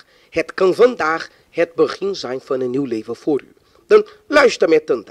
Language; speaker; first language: Dutch; non-native, fluent; Portuguese